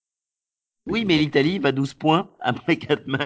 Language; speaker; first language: French; native; French